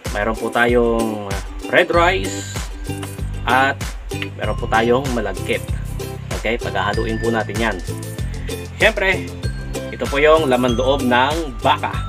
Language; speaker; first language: Filipino; non-native, local second language; Iloko